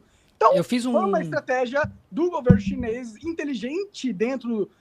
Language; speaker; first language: Portuguese; native; Portuguese